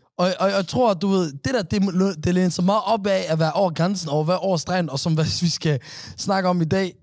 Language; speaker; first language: Danish; native; Danish